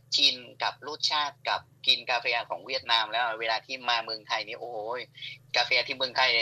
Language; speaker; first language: Thai; non-native, fluent; Vietnamese